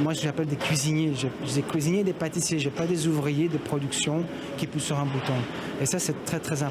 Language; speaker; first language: French; native; French